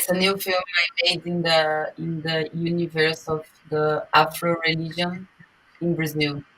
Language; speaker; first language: English; non-native, learner; Portuguese